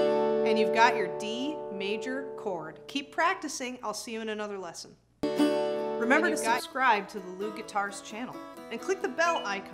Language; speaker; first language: English; native; English